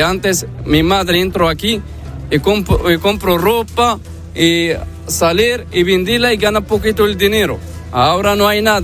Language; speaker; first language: Spanish; non-native, learner; Arabic